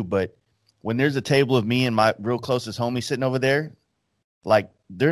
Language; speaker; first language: English; native; English